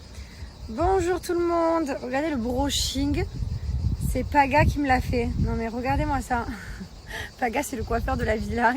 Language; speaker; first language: French; native; French